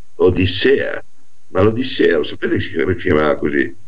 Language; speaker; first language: Italian; non-native, local second language; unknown